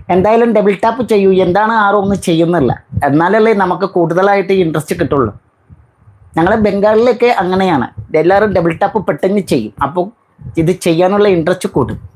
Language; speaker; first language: Malayalam; non-native, learner; Bangla